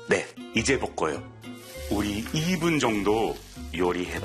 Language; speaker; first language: Korean; non-native, learner; English